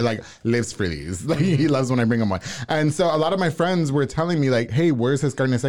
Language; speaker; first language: English; native; English